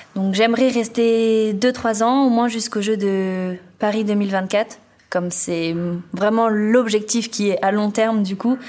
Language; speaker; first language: French; native; French